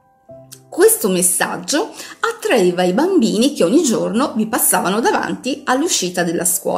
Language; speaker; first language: Italian; native; Italian